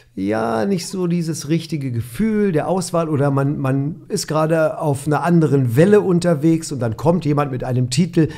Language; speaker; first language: German; native; German